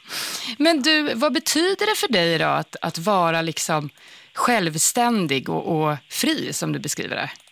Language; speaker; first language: Swedish; native; Swedish